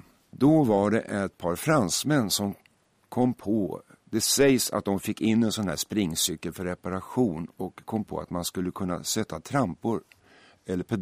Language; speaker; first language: Swedish; native; Swedish